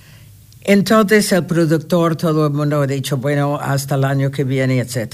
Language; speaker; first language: Spanish; non-native, fluent; English